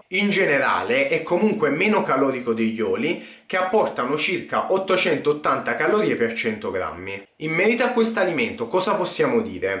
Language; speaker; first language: Italian; native; Italian